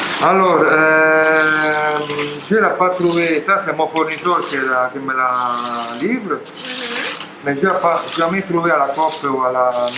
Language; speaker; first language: French; non-native, learner; Italian